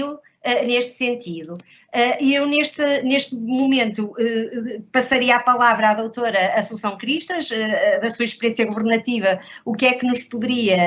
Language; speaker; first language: Portuguese; native; Portuguese